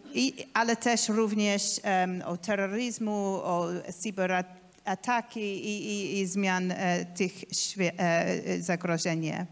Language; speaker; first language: Polish; non-native, learner; English